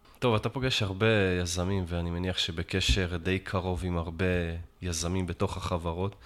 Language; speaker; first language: Hebrew; native; Hebrew